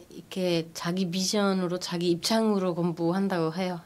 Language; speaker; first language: Korean; non-native, fluent; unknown